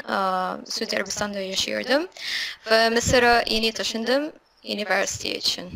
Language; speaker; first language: Turkish; non-native, learner; Arabic